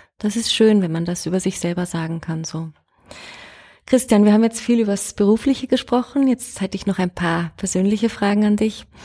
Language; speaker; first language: German; native; German